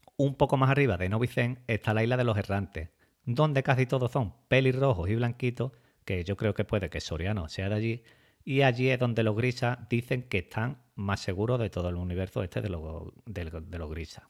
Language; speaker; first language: Spanish; native; Spanish